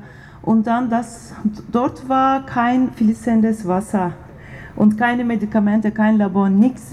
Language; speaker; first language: German; non-native, fluent; Turkish